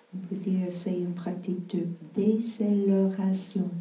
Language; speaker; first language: French; non-native, fluent; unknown